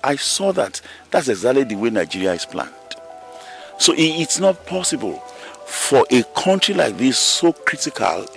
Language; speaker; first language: English; non-native, local second language; Yoruba